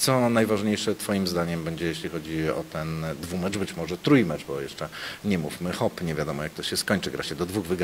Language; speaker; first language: Polish; native; Polish